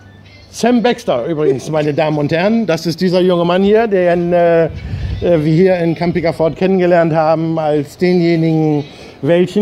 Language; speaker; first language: German; native; German